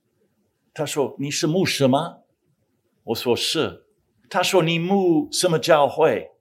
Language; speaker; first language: Chinese; non-native, fluent; English